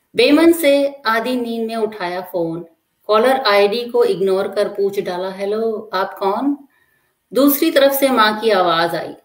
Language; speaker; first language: Hindi; native; Hindi